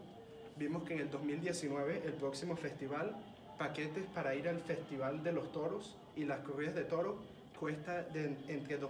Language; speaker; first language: Spanish; early bilingual, heritage; Spanish